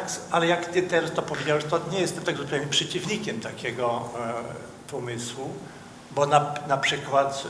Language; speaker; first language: Polish; non-native, fluent; Dutch